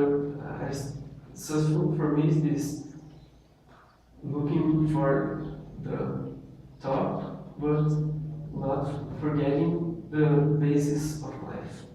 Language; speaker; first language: English; non-native, learner; Portuguese